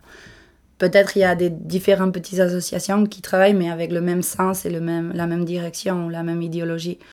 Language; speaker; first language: French; non-native, local second language; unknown